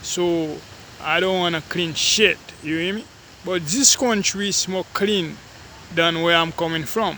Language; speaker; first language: English; non-native, learner; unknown